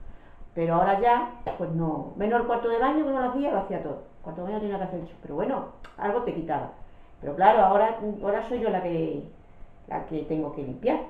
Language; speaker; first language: Spanish; native; Spanish